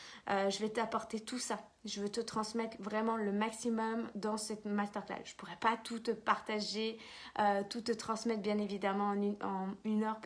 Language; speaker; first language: French; native; French